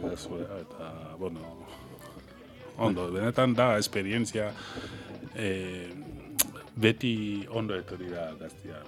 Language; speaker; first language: Basque; non-native, learner; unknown